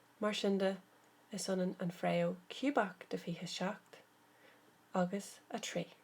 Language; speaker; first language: Irish; native; Irish